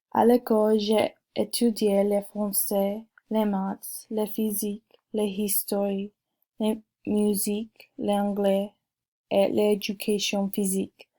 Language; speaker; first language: French; non-native, learner; English